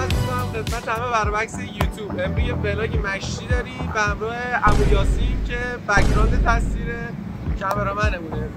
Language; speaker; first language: Persian; native; Persian